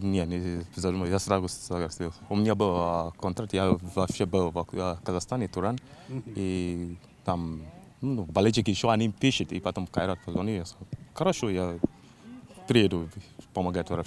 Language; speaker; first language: Russian; non-native, learner; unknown